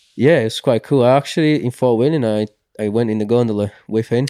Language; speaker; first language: English; non-native, fluent; Portuguese